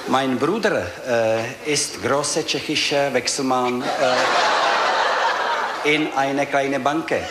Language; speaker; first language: German; non-native, learner; Czech